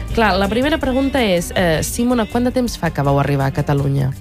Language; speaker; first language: Catalan; native; Catalan